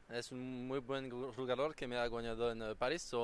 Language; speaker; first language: Spanish; non-native, learner; French